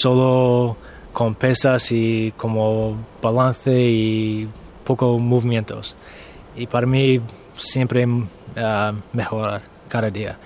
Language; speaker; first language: Spanish; non-native, learner; English